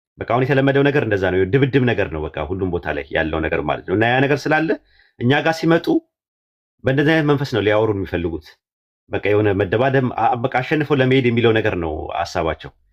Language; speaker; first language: Amharic; native; Amharic